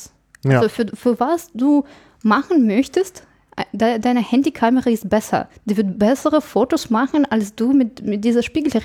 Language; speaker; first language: German; non-native, fluent; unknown